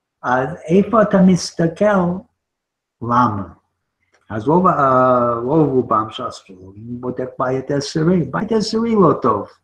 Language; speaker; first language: Hebrew; non-native, fluent; English